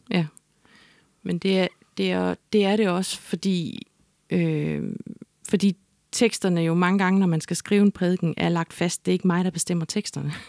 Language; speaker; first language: Danish; native; Danish